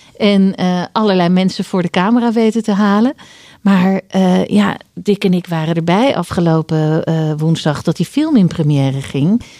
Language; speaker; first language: Dutch; native; Dutch